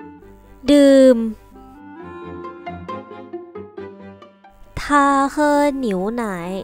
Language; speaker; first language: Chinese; non-native, fluent; Thai